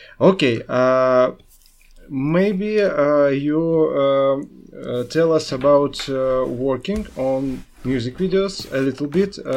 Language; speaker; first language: English; non-native, learner; Russian